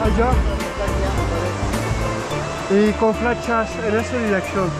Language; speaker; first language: Spanish; non-native, learner; Dutch